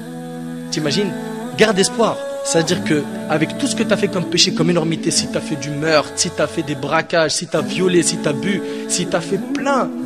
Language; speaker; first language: French; native; French